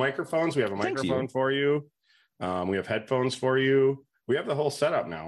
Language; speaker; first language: English; native; English